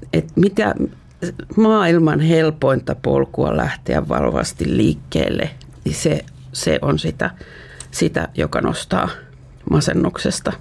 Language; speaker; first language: Finnish; native; Finnish